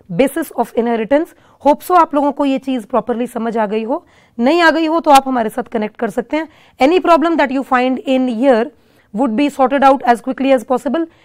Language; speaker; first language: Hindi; non-native, local second language; Punjabi